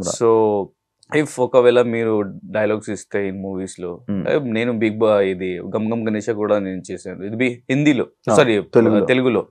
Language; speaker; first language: Telugu; non-native, local second language; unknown